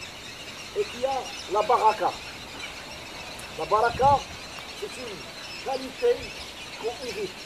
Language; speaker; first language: French; non-native, local second language; Arabic